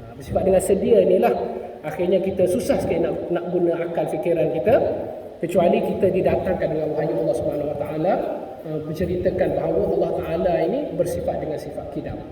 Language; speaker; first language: Malay; native; Malay